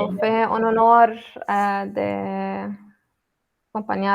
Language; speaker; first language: Spanish; non-native, learner; Arabic